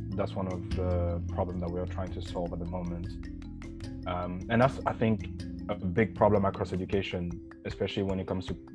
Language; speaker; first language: English; non-native, fluent; French